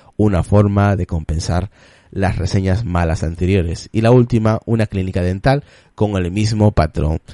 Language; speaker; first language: Spanish; native; Spanish